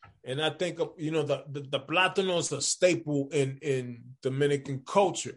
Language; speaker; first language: English; early bilingual, other home language; Spanish